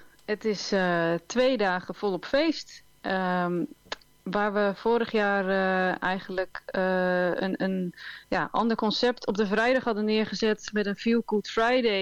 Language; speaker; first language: Dutch; native; Dutch